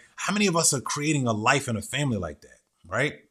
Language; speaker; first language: English; native; English